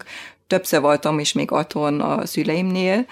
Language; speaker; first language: Hungarian; non-native, fluent; German